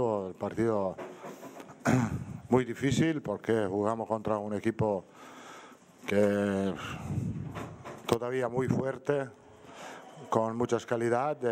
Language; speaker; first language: Spanish; non-native, fluent; Italian